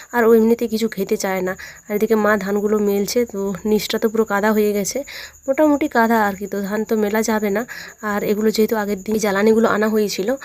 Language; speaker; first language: Bangla; non-native, local second language; Santali